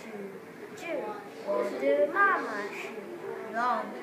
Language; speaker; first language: Chinese; non-native, learner; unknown